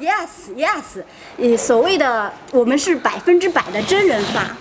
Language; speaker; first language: Chinese; native; Chinese